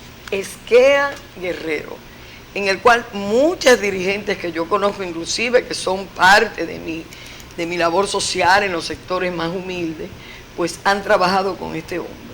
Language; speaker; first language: Spanish; native; Spanish